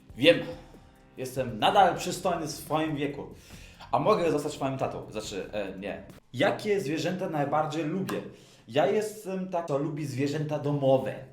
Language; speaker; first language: Polish; early bilingual, heritage; Polish